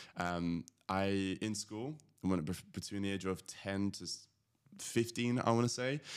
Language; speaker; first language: English; early bilingual, other home language; Latvian